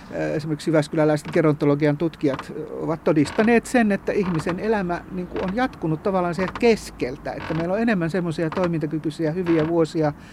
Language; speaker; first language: Finnish; native; Finnish